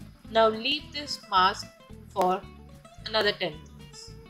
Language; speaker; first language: English; non-native, local second language; Tamil